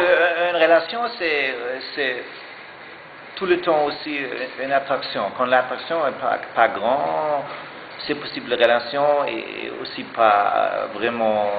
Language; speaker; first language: French; non-native, learner; German